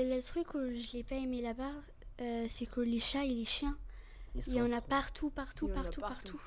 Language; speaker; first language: French; early bilingual, other home language; Arabic